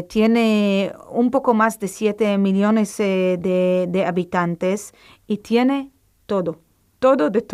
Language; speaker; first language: Spanish; non-native, fluent; Hebrew